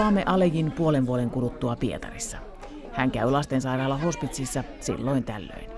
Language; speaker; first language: Finnish; native; Finnish